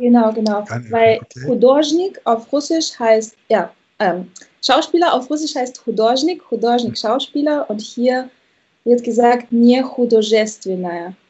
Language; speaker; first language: German; non-native, fluent; Russian